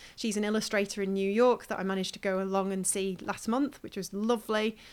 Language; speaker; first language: English; native; English